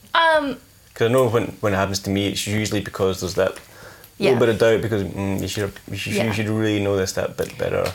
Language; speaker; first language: English; native; English